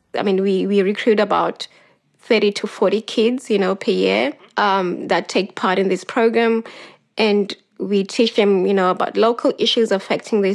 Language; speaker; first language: English; non-native, local second language; Xhosa